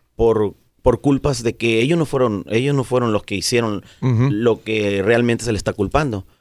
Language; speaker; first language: Spanish; native; Spanish